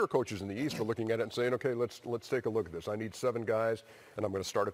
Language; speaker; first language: English; native; English